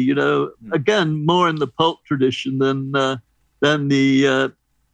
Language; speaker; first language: English; native; English